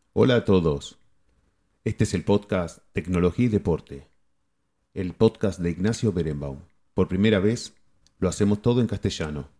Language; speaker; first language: Spanish; native; Spanish